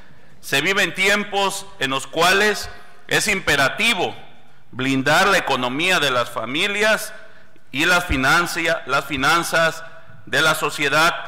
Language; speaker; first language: Spanish; native; Spanish